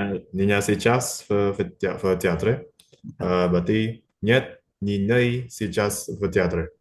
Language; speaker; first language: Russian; non-native, learner; Indonesian